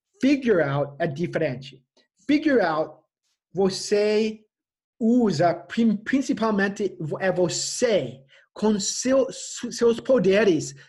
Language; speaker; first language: Portuguese; non-native, fluent; English